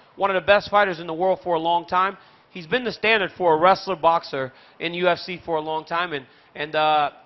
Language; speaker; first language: English; native; English